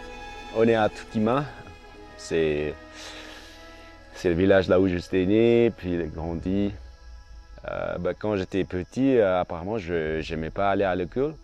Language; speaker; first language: French; non-native, fluent; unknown